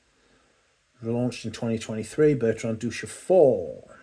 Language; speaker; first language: English; native; English